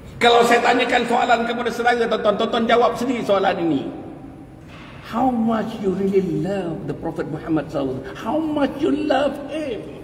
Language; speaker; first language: Malay; native; Malay